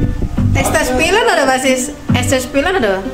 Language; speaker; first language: German; non-native, learner; Indonesian